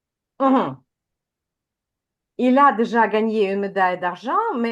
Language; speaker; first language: French; non-native, fluent; Ukrainian